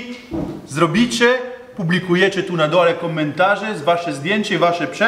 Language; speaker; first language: Polish; non-native, learner; Italian